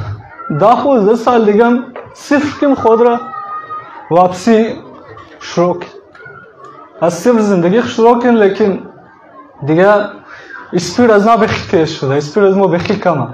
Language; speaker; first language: Persian; native; Persian